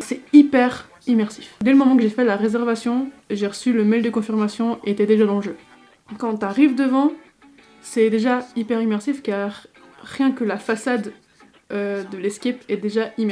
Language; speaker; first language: French; native; French